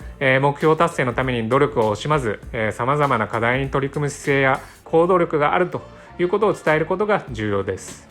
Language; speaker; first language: Japanese; native; Japanese